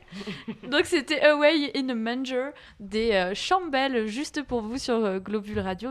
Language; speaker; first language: French; native; French